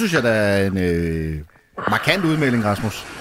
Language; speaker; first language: Danish; native; Danish